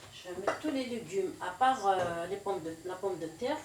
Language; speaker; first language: French; non-native, local second language; Arabic